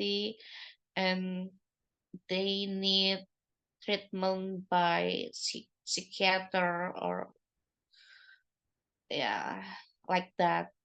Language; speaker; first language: English; non-native, learner; Indonesian